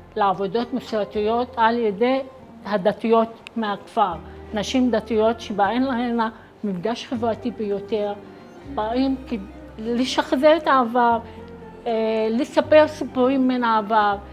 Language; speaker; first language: Hebrew; non-native, local second language; Arabic